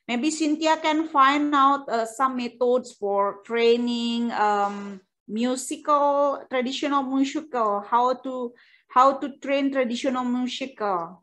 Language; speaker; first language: English; non-native, fluent; Indonesian